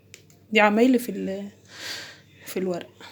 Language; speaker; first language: Arabic; native; Arabic